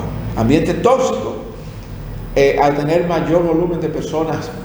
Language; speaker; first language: Spanish; native; Spanish